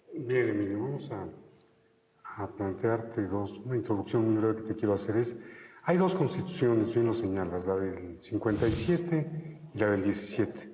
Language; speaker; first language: Spanish; native; Spanish